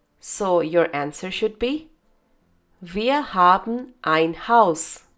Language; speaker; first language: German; non-native, fluent; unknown